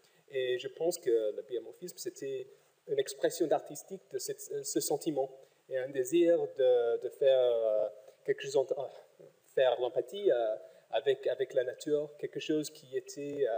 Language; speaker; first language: French; non-native, fluent; English